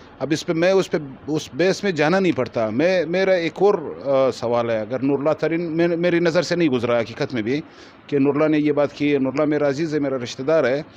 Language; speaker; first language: Urdu; non-native, local second language; Pashto